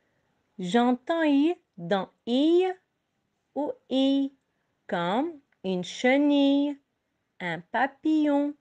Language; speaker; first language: French; non-native, local second language; Arabic